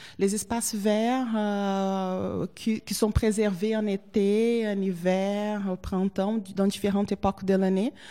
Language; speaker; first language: French; non-native, fluent; Portuguese